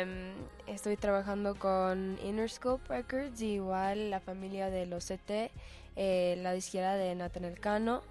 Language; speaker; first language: Spanish; early bilingual, heritage; English